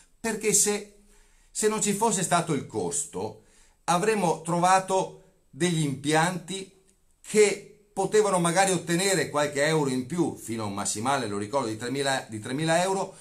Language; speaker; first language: Italian; native; Italian